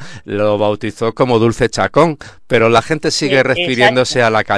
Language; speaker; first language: Spanish; native; Spanish